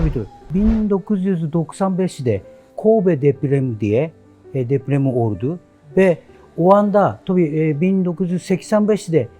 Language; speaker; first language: Turkish; non-native, learner; Japanese